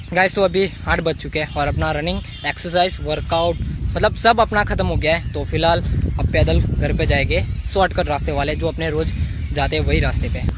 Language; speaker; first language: Hindi; non-native, local second language; Gujarati